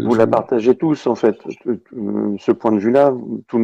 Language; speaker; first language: French; native; French